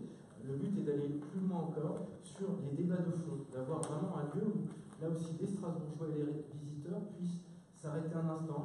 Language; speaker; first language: French; native; French